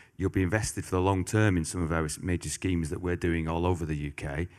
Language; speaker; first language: English; native; English